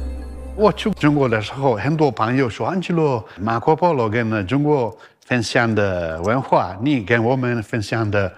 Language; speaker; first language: Chinese; non-native, learner; Italian